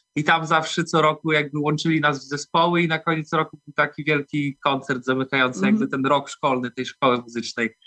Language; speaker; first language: Polish; native; Polish